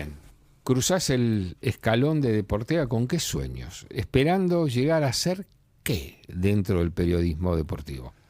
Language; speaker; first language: Spanish; native; Spanish